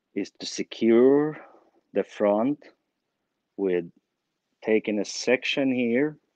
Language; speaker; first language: English; non-native, fluent; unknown